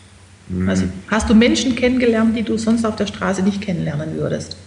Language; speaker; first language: German; native; German